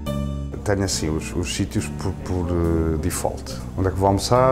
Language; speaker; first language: Portuguese; native; Portuguese